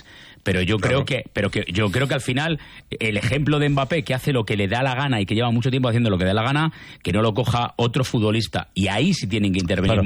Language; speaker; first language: Spanish; native; Spanish